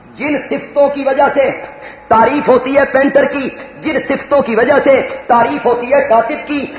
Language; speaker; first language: Urdu; non-native, local second language; Punjabi